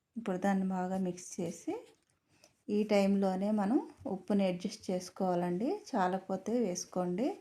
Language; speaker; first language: Telugu; native; Telugu